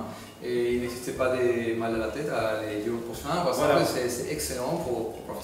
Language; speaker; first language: French; non-native, learner; Spanish